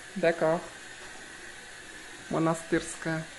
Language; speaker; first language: French; non-native, learner; Russian